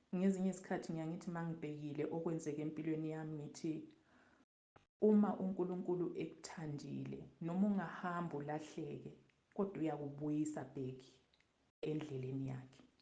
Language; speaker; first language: Zulu; native; Zulu